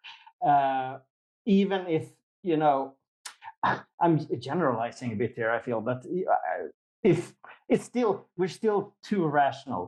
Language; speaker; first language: English; non-native, fluent; Swedish